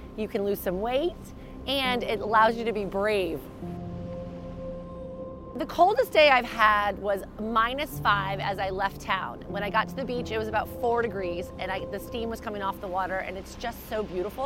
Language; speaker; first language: English; native; English